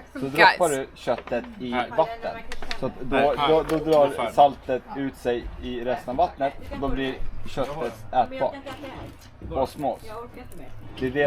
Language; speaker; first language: Swedish; native; Swedish